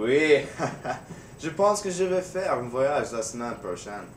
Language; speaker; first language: French; non-native, learner; English